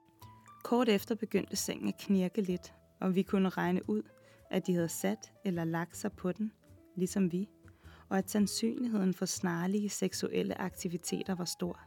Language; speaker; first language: Danish; native; Danish